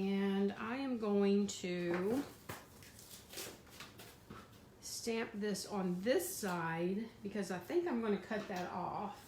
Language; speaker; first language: English; native; English